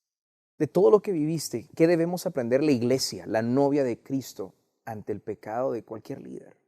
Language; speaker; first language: Spanish; native; Spanish